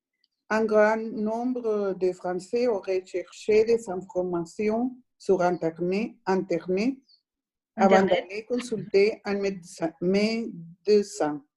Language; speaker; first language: French; non-native, fluent; Spanish